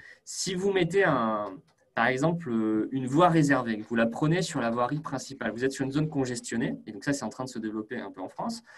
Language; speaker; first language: French; native; French